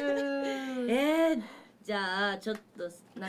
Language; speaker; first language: Japanese; native; Japanese